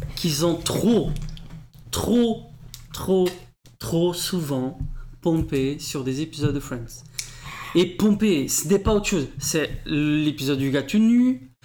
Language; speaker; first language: French; early bilingual, other home language; Portuguese